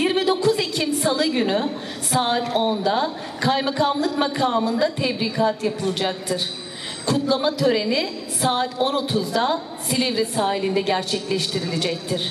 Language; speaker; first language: Turkish; native; Turkish